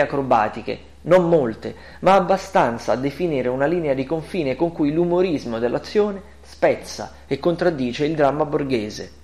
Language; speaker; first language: Italian; native; Italian